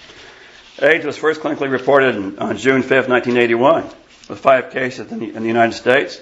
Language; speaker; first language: English; native; English